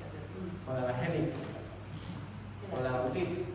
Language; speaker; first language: Spanish; native; Spanish